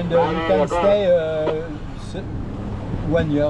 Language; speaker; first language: English; non-native, learner; French